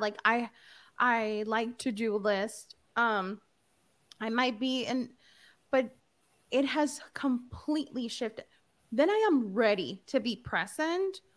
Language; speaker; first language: English; early bilingual, other home language; Spanish